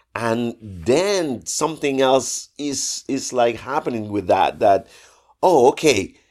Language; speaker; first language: English; non-native, fluent; Spanish